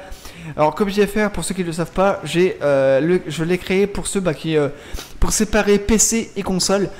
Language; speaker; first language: French; native; French